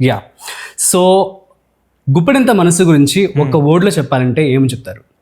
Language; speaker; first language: Telugu; native; Telugu